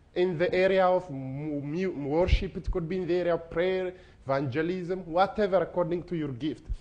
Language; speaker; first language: English; non-native, fluent; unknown